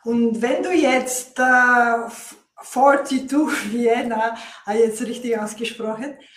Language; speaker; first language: German; non-native, fluent; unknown